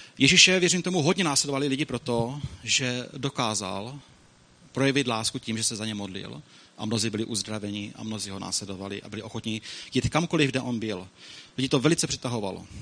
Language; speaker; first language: Czech; native; Czech